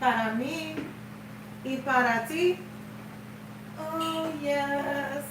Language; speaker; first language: Spanish; non-native, learner; English